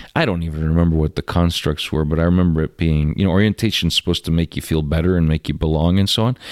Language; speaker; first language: English; early bilingual, other home language; Russian